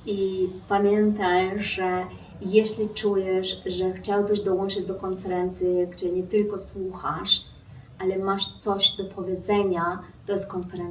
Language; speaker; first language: Polish; non-native, fluent; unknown